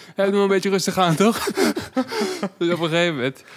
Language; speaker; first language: Dutch; native; Dutch